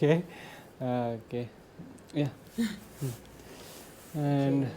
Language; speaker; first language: English; non-native, local second language; Telugu